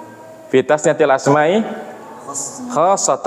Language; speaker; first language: Arabic; non-native, fluent; Indonesian